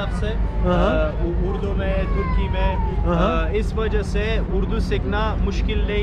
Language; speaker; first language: Hindi; non-native, learner; Turkish